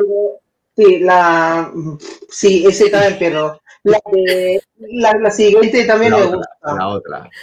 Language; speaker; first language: Spanish; non-native, fluent; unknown